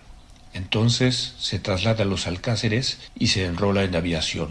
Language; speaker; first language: Spanish; native; Spanish